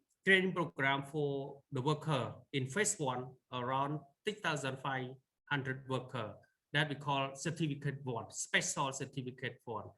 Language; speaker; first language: English; non-native, learner; Khmer